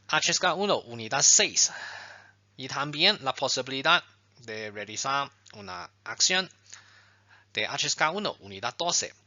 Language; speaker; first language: Spanish; non-native, fluent; Chinese